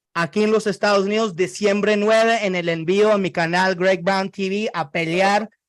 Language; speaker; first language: Spanish; non-native, learner; English